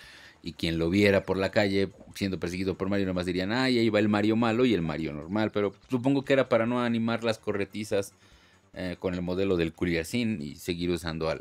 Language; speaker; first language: Spanish; native; Spanish